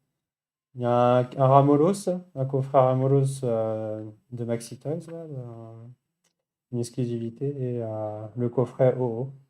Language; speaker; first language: French; native; French